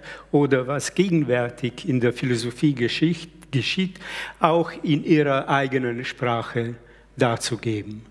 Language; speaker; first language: German; early bilingual, other home language; Slovenian